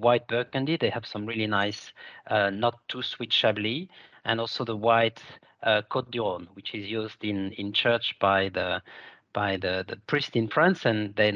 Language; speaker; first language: English; non-native, fluent; French